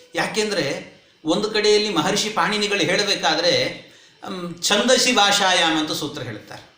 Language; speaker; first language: Kannada; native; Kannada